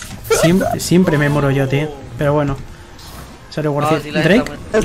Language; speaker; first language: Spanish; native; Spanish